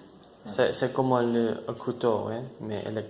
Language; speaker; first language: French; non-native, learner; English